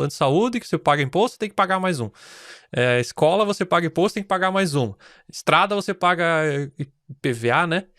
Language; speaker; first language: Portuguese; native; Portuguese